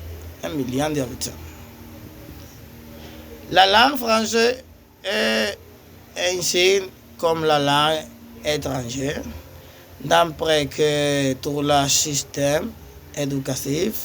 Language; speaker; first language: French; non-native, learner; Spanish